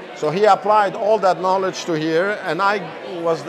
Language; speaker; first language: English; early bilingual, other home language; Arabic